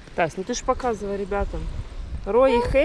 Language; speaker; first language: Russian; native; Russian